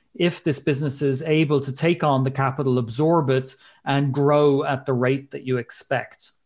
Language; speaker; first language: English; native; English